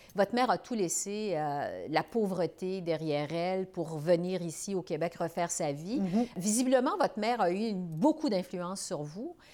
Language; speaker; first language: French; native; French